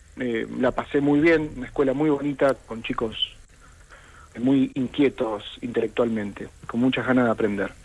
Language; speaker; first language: Spanish; native; Spanish